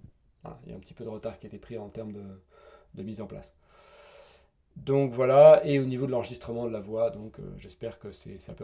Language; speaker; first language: French; native; French